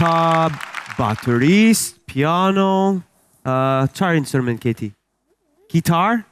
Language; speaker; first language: Albanian; non-native, learner; English